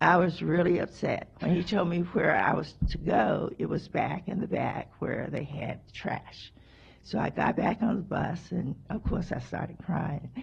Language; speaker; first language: English; native; English